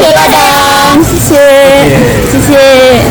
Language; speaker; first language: Chinese; non-native, learner; Indonesian